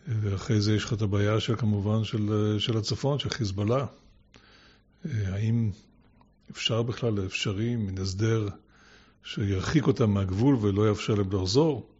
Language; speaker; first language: Hebrew; native; Hebrew